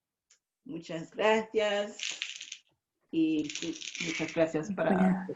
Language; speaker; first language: Spanish; non-native, fluent; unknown